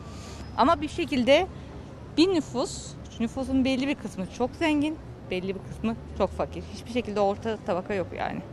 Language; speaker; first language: Turkish; native; Turkish